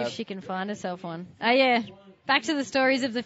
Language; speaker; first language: English; native; English